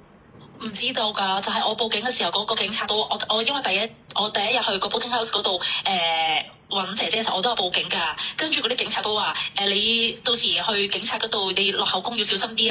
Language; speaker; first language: Cantonese; native; Cantonese